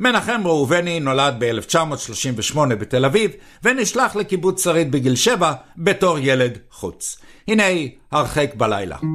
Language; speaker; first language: Hebrew; native; Hebrew